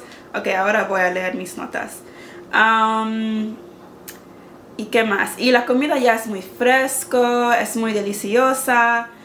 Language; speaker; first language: Spanish; non-native, learner; English